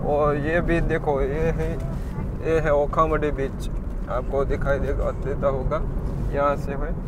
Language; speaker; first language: Hindi; non-native, local second language; Gujarati